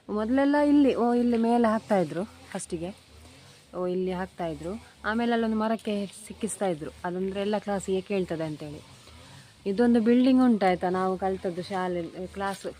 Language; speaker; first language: Kannada; non-native, local second language; Tulu